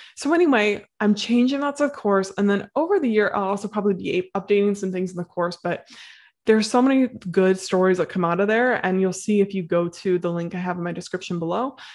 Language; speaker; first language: English; native; English